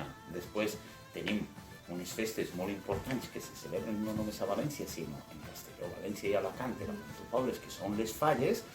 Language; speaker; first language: Catalan; native; Catalan